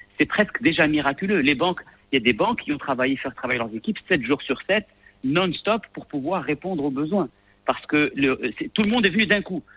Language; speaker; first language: French; non-native, local second language; Arabic